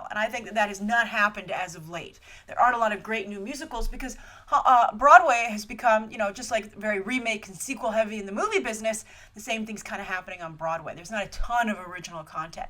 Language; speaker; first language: English; native; English